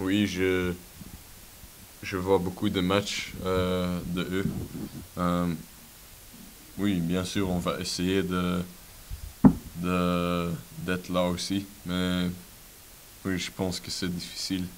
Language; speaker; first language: French; non-native, local second language; Dutch